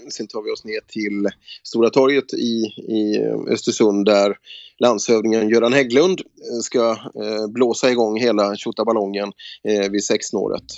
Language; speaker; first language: Swedish; native; Swedish